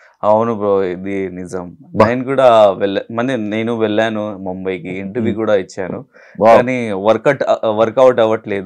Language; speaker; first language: Telugu; non-native, learner; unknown